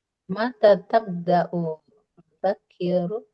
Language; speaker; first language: Arabic; non-native, learner; Indonesian